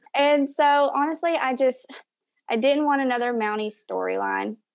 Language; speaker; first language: English; native; English